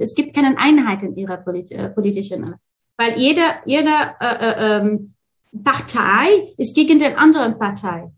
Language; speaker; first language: German; non-native, fluent; Arabic